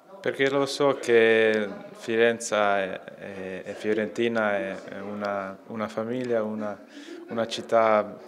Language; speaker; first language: Italian; non-native, learner; Croatian